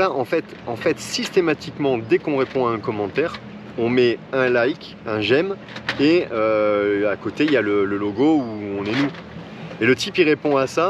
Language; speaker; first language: French; native; French